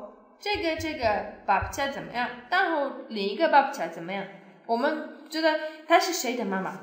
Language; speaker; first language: Chinese; non-native, fluent; Polish